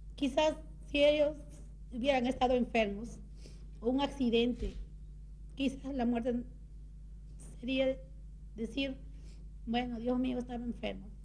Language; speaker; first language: Spanish; native; Spanish